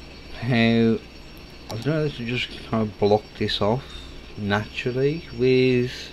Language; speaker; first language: English; native; English